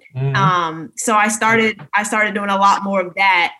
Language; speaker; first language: English; native; English